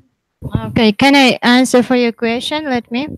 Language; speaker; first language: English; non-native, learner; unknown